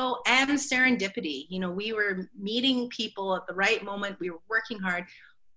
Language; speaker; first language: English; native; English